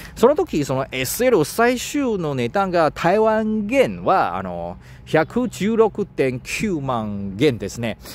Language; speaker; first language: Japanese; non-native, learner; Chinese